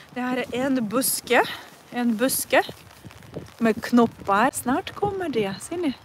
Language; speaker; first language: Swedish; non-native, fluent; Russian